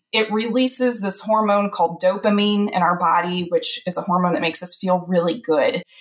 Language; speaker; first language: English; native; English